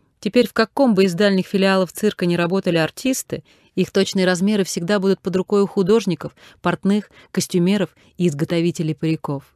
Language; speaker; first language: Russian; native; Russian